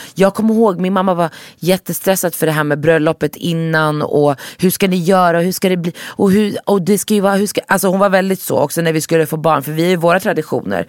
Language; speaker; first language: Swedish; early bilingual, other home language; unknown